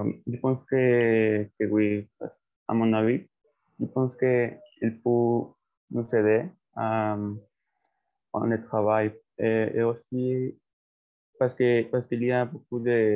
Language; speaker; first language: French; non-native, learner; Spanish